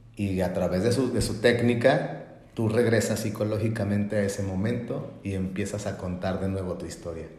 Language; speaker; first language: Spanish; native; Spanish